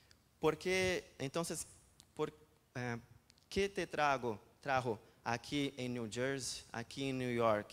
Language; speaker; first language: Spanish; non-native, fluent; Portuguese